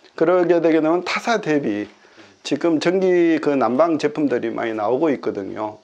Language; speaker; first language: Korean; native; Korean